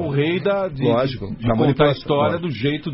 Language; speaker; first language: Portuguese; native; Portuguese